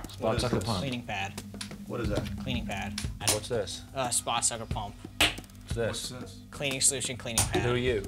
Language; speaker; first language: English; native; English